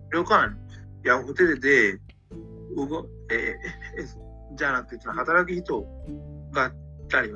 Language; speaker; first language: Japanese; non-native, learner; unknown